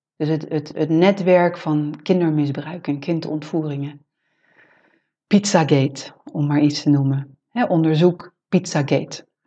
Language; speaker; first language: Dutch; native; Dutch